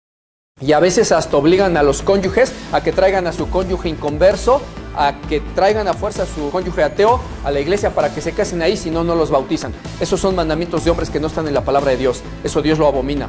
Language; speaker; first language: Spanish; native; Spanish